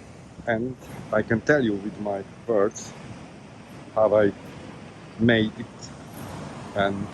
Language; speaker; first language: English; non-native, learner; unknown